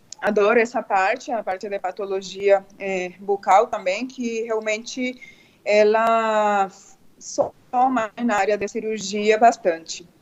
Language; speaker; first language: Portuguese; non-native, fluent; Spanish